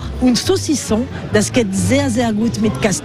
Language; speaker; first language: German; non-native, learner; French